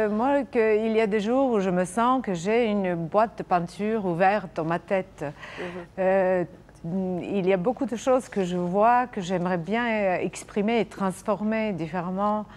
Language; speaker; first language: French; non-native, fluent; Serbian